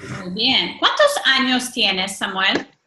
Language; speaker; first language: Spanish; non-native, fluent; English